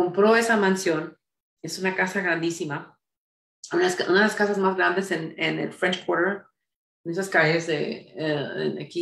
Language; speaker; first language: Spanish; early bilingual, heritage; Spanish